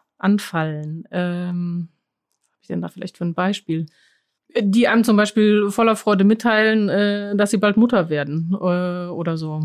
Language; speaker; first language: German; non-native, fluent; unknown